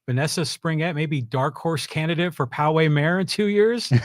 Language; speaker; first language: English; native; English